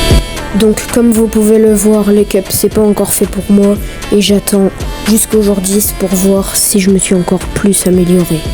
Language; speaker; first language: French; native; French